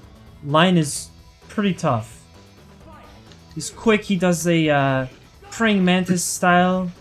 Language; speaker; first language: English; native; English